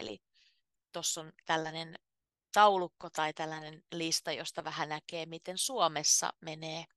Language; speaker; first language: Finnish; native; Finnish